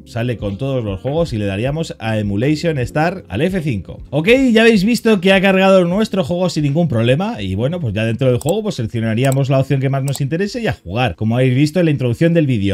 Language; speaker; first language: Spanish; native; Spanish